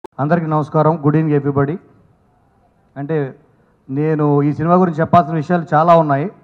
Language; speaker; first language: Telugu; native; Telugu